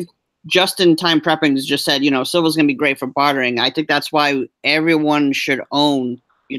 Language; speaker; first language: English; native; English